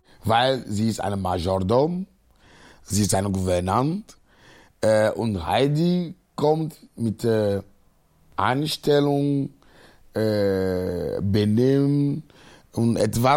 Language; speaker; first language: German; non-native, fluent; Ewe